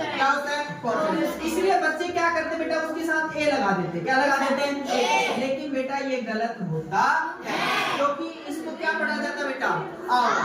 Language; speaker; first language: Hindi; native; Hindi